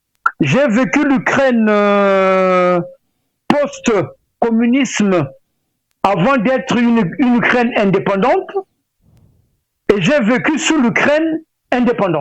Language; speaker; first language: French; non-native, local second language; Lingala